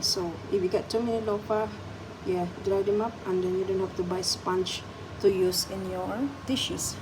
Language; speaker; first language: English; non-native, local second language; Filipino